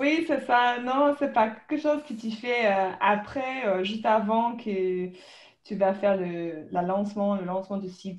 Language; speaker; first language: French; non-native, fluent; English